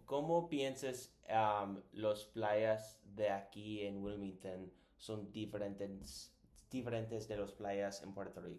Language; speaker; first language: Spanish; non-native, learner; English